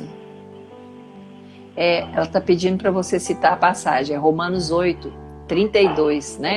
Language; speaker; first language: Portuguese; native; Portuguese